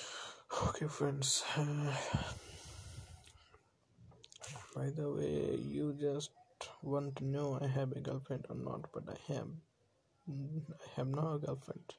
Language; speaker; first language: English; non-native, learner; Bangla